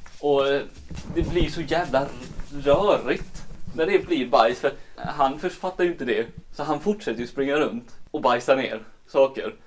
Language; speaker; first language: Swedish; native; Swedish